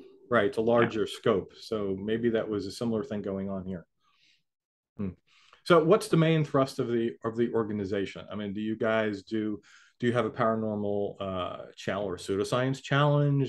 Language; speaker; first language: English; native; English